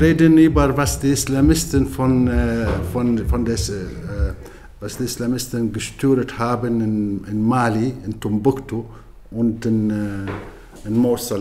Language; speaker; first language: German; non-native, fluent; Arabic